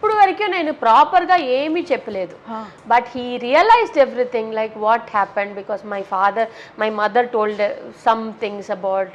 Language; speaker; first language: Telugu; non-native, local second language; Tamil